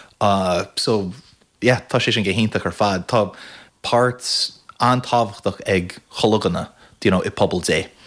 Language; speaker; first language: Irish; non-native, fluent; English